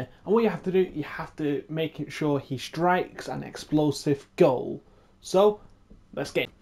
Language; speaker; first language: English; native; English